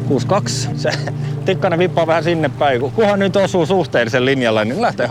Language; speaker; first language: Finnish; native; Finnish